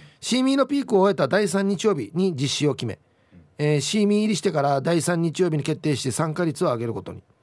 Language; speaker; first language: Japanese; native; Japanese